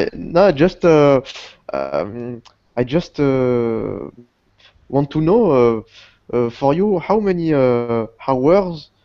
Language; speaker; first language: English; non-native, learner; Portuguese